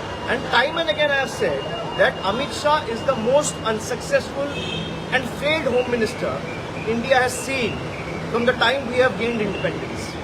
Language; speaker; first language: English; non-native, local second language; Bangla